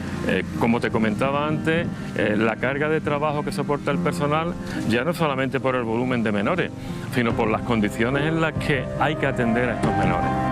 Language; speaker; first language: Spanish; native; Spanish